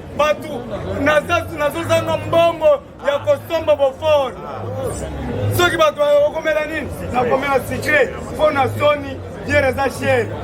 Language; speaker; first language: Lingala; non-native, local second language; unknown